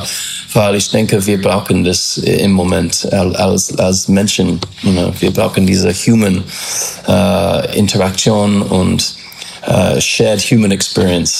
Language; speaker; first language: German; non-native, fluent; English